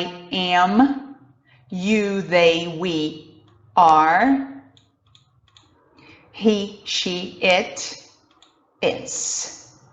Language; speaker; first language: English; non-native, fluent; Portuguese